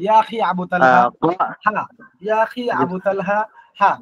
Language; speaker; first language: Arabic; non-native, learner; Bangla